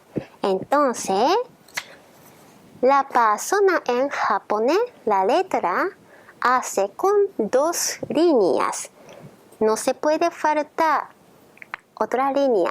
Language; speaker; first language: Spanish; non-native, learner; Japanese